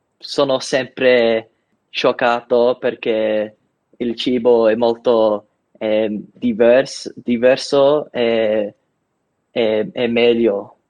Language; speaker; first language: Italian; non-native, learner; English